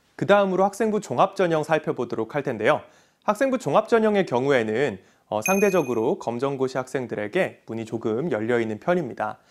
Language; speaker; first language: Korean; native; Korean